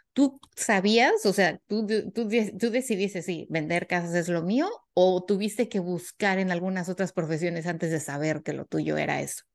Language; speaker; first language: Spanish; native; Spanish